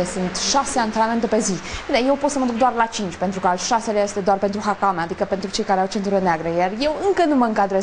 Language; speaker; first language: Romanian; native; Romanian